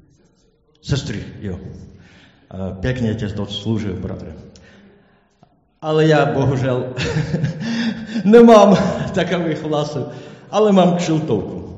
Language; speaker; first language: Czech; non-native, learner; Ukrainian